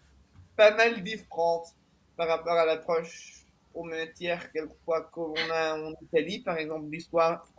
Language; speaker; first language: French; non-native, fluent; Italian